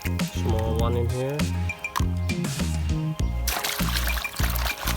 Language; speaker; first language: English; non-native, learner; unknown